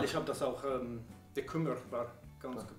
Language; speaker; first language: German; non-native, learner; English